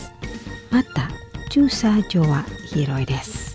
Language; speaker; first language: Japanese; non-native, fluent; Indonesian